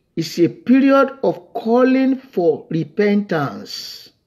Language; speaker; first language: English; non-native, local second language; Yoruba